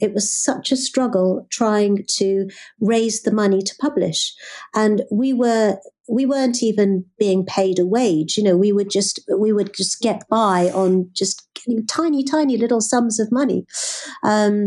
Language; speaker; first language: English; native; English